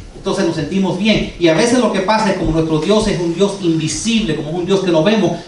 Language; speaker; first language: Spanish; early bilingual, heritage; Spanish